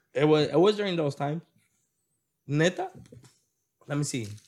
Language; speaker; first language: English; early bilingual, other home language; Spanish